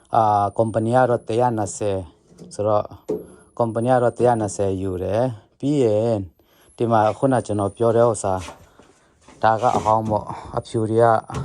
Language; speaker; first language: Burmese; non-native, local second language; Tedim Chin